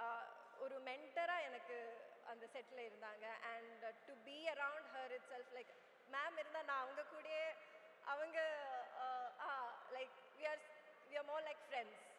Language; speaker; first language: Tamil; non-native, learner; Malayalam